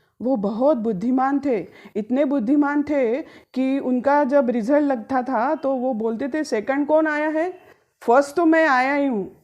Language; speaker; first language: Hindi; non-native, local second language; Marathi